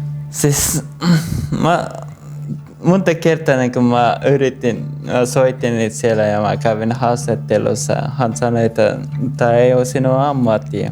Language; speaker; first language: Finnish; non-native, learner; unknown